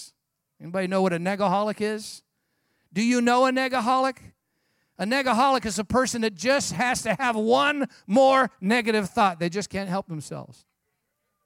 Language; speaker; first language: English; native; English